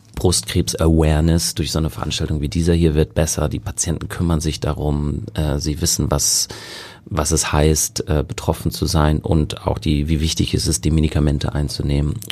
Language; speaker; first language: German; native; German